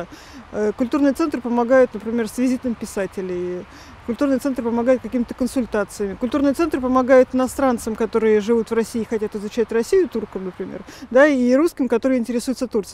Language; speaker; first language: Russian; native; Russian